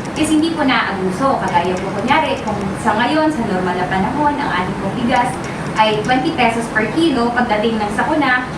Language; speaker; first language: Filipino; non-native, local second language; Masbatenyo